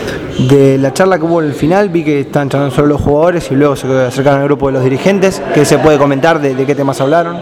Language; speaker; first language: Spanish; native; Spanish